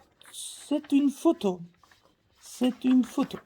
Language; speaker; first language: French; non-native, learner; Faroese